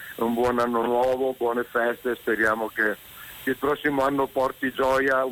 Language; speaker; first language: Italian; native; Italian